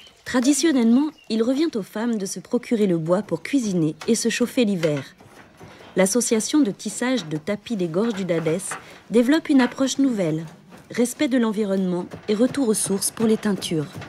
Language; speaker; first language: French; native; French